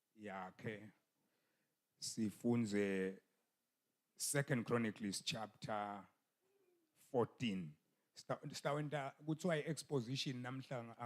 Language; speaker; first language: Zulu; non-native, local second language; Swati